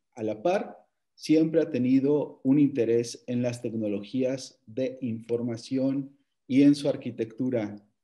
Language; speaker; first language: Spanish; native; Spanish